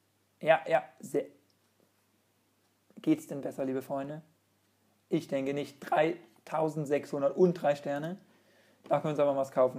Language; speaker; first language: German; native; German